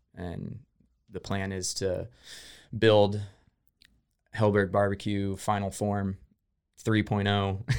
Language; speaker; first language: English; native; English